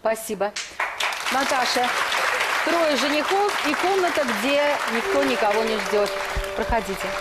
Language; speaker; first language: Russian; native; Russian